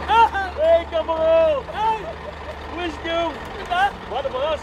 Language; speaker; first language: Dutch; native; Dutch